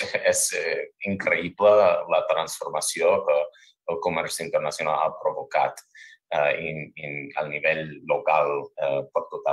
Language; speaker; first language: Catalan; non-native, fluent; English